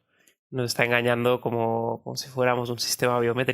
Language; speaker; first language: Spanish; native; Spanish